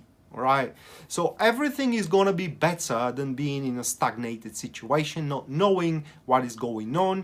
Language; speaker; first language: English; non-native, fluent; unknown